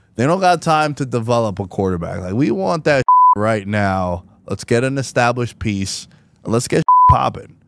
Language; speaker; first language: English; native; English